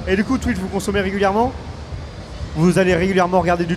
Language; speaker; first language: French; native; French